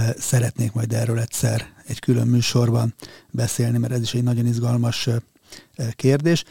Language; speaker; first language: Hungarian; native; Hungarian